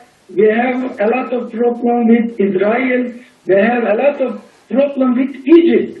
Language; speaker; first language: English; non-native, learner; Turkish